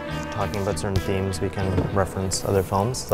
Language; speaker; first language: English; native; English